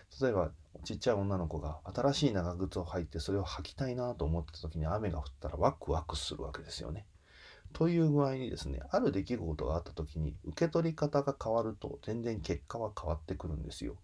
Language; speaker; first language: Japanese; native; Japanese